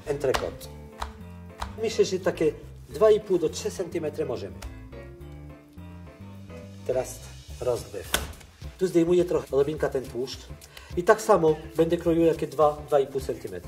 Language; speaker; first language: Polish; non-native, fluent; French